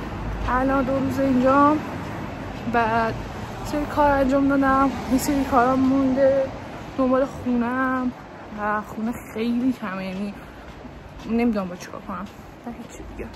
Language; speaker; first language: Persian; native; Persian